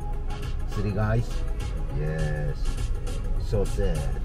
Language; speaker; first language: English; non-native, learner; Korean